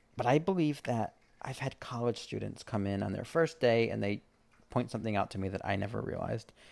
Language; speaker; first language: English; native; English